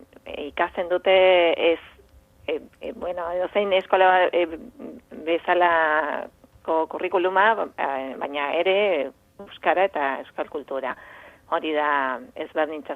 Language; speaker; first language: Basque; non-native, fluent; Spanish